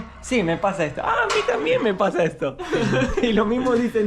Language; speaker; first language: Spanish; native; Spanish